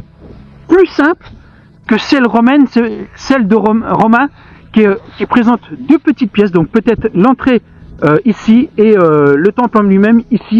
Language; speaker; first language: French; native; French